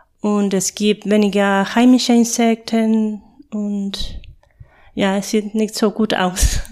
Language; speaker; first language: German; non-native, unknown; Spanish